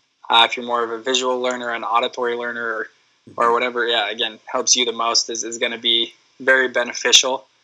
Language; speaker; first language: English; native; English